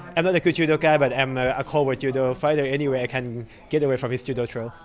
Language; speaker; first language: English; non-native, learner; Thai